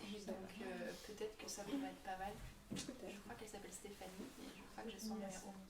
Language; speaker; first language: French; native; French